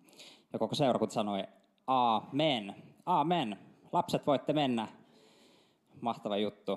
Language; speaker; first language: Finnish; native; Finnish